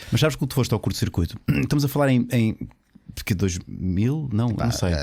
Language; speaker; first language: Portuguese; native; Portuguese